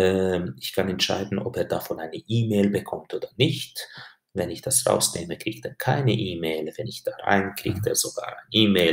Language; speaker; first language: German; non-native, fluent; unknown